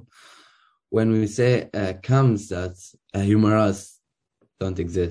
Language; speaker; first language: English; non-native, learner; Arabic